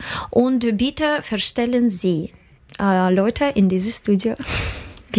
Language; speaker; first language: German; non-native, learner; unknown